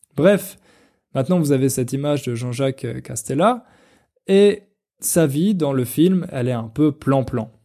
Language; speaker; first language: French; native; French